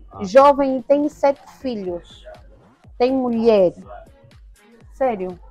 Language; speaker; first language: Portuguese; native; Portuguese